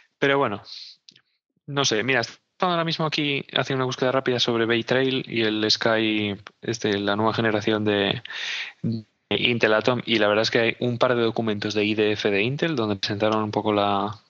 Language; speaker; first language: Spanish; native; Spanish